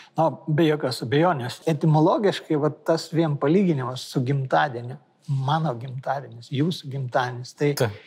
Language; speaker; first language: Lithuanian; native; Lithuanian